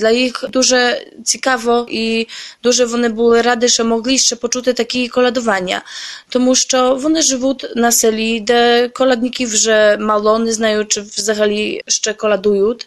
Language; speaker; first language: Ukrainian; early bilingual, heritage; Ukrainian